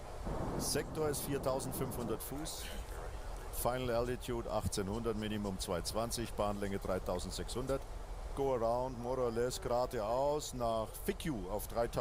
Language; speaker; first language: German; native; German